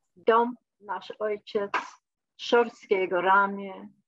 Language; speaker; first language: Polish; early bilingual, heritage; Polish